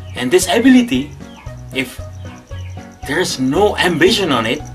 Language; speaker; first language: English; non-native, learner; Indonesian